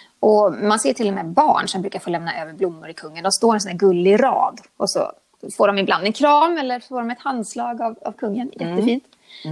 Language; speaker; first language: Swedish; native; Swedish